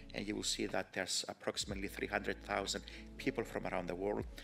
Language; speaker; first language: English; non-native, fluent; Greek